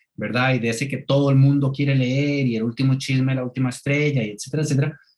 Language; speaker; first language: Spanish; native; Spanish